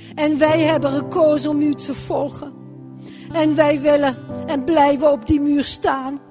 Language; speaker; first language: Dutch; non-native, fluent; French